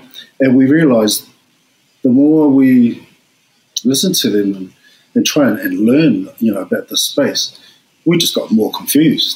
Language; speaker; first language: English; native; English